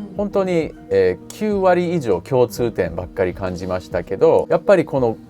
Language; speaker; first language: Japanese; non-native, fluent; English